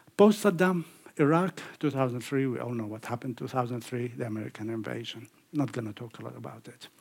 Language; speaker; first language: English; non-native, fluent; Arabic